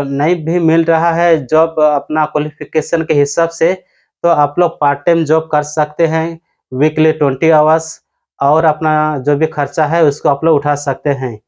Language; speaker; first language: Hindi; non-native, local second language; Odia